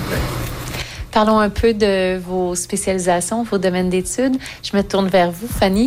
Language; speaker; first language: French; native; French